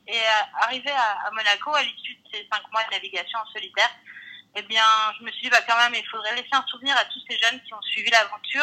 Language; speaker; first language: French; native; French